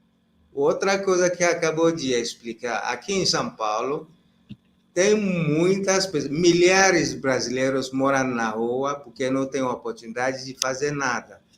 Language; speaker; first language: Portuguese; non-native, fluent; Igbo